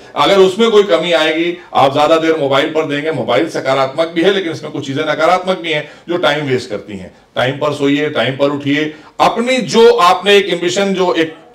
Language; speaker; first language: Hindi; native; Hindi